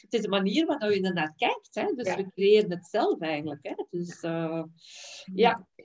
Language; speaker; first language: Dutch; native; Dutch